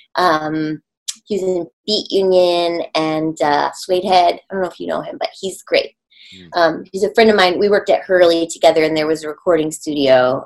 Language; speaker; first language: English; native; English